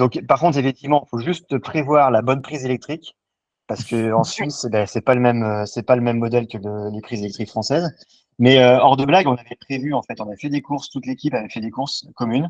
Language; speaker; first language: French; native; French